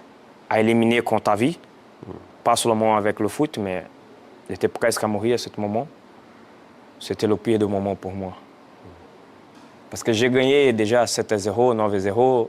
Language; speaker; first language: French; non-native, fluent; Portuguese